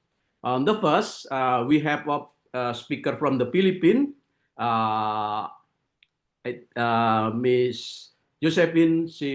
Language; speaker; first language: English; non-native, learner; Indonesian